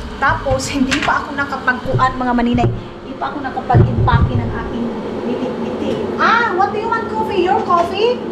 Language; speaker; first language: Filipino; non-native, local second language; Cebuano